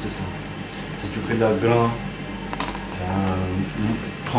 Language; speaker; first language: French; non-native, learner; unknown